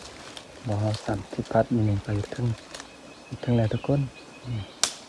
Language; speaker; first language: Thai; non-native, local second language; Lahu